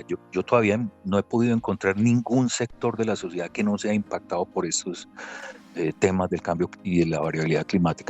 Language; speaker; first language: Spanish; native; Spanish